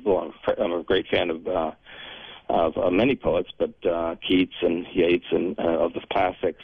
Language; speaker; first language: English; native; English